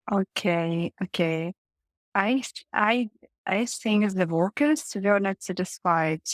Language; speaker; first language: English; non-native, learner; Russian